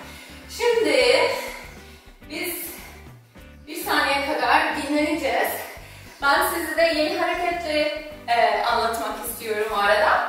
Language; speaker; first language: Turkish; non-native, fluent; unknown